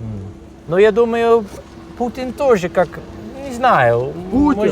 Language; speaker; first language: Russian; non-native, fluent; Dutch